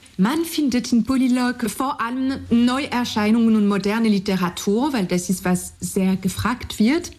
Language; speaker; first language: German; non-native, fluent; French